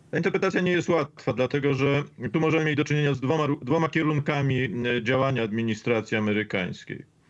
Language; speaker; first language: Polish; native; Polish